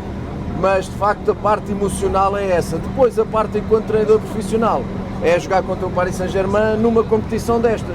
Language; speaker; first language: Portuguese; native; Portuguese